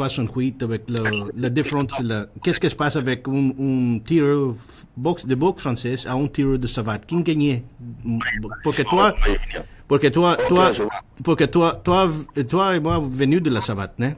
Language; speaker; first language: French; non-native, learner; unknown